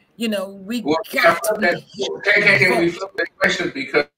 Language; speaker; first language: English; native; English